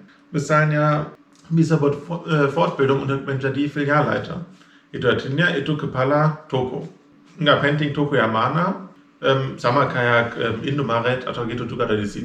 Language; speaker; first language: Indonesian; non-native, fluent; German